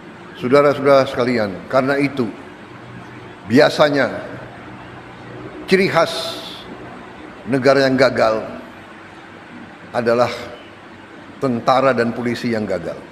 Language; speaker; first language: Indonesian; native; Indonesian